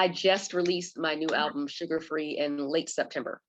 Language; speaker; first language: English; native; English